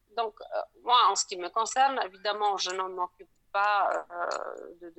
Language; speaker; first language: French; non-native, fluent; Polish